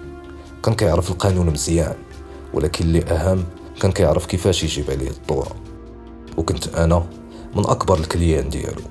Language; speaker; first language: Arabic; native; Arabic